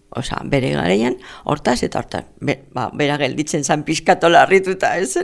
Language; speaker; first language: Basque; non-native, local second language; Spanish